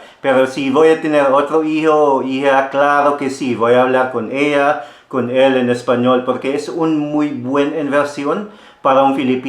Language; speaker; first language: Spanish; non-native, fluent; Filipino